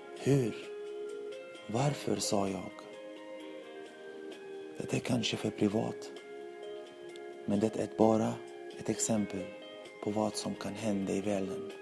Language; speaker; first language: Swedish; non-native, learner; Arabic